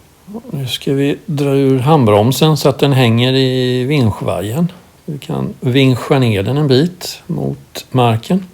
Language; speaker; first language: Swedish; native; Swedish